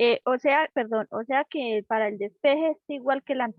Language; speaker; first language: Spanish; native; Spanish